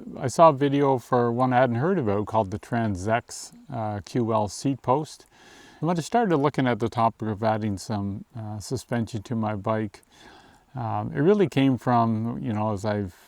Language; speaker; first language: English; native; English